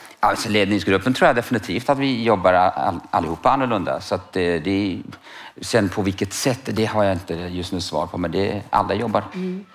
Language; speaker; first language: Swedish; non-native, fluent; Kurdish